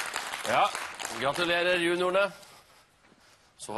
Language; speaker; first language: Norwegian; native; Norwegian